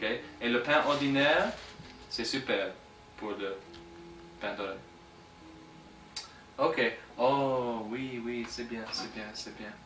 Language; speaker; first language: French; non-native, learner; English